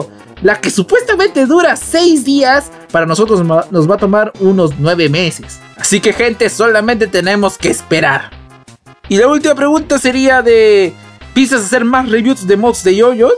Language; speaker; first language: Spanish; native; Spanish